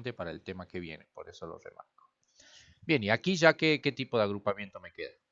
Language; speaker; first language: Spanish; native; Spanish